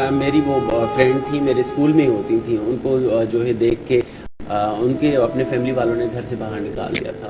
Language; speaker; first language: Urdu; native; Urdu